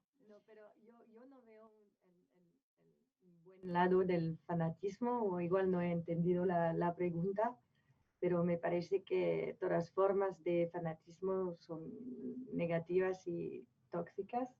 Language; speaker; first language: Spanish; non-native, fluent; French